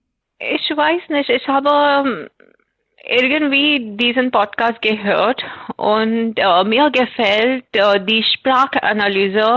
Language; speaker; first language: German; non-native, fluent; Marathi